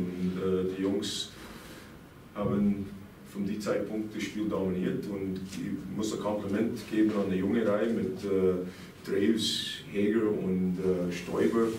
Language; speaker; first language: German; non-native, fluent; English